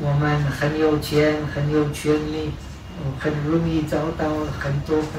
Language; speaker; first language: Chinese; non-native, fluent; Czech